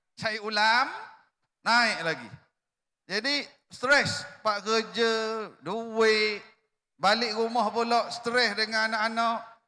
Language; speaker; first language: Malay; native; Malay